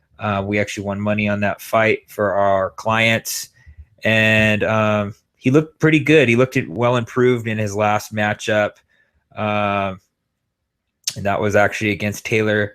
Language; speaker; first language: English; native; English